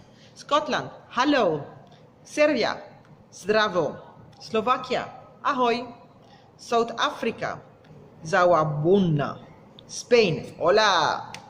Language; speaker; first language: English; non-native, fluent; Papiamento